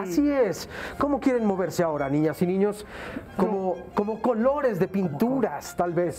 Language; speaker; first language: Spanish; native; Spanish